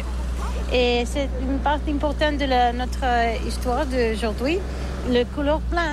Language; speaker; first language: French; non-native, learner; Catalan